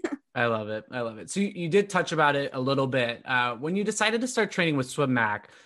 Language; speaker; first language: English; native; English